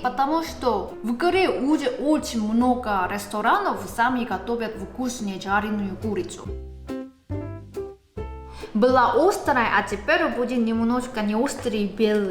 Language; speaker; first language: Russian; non-native, learner; Korean